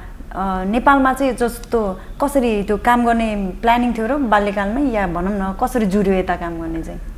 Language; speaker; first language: Nepali; native; Nepali